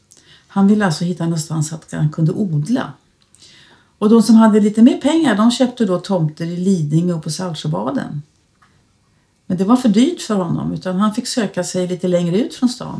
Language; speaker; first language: Swedish; native; Swedish